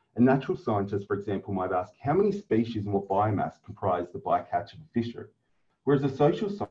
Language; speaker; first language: English; native; English